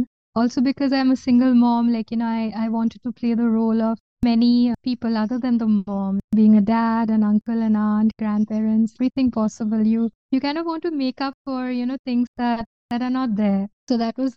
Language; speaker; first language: English; non-native, local second language; Bangla